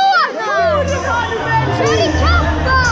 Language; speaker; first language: Swedish; native; Swedish